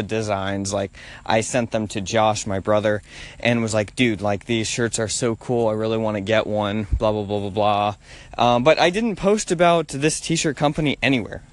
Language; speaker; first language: English; native; English